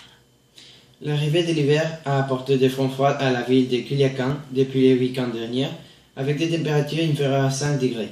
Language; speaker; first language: French; non-native, fluent; Spanish